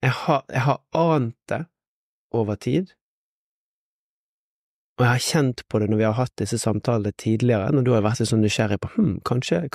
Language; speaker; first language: Norwegian; native; Norwegian